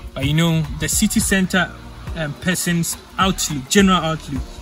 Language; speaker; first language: English; non-native, local second language; Akan